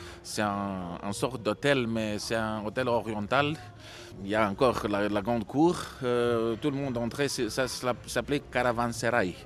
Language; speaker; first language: French; non-native, fluent; Romanian